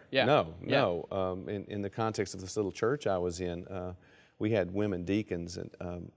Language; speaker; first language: English; native; English